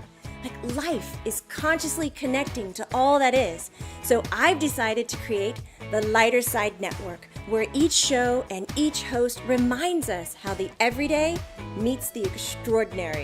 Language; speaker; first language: English; native; English